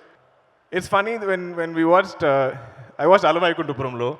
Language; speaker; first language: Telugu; non-native, learner; Malayalam